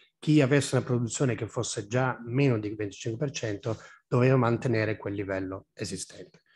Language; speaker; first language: Italian; non-native, fluent; English